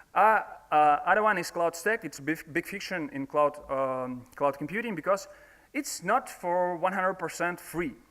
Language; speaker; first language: English; non-native, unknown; Russian